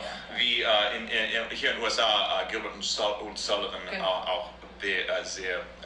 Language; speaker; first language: German; non-native, learner; English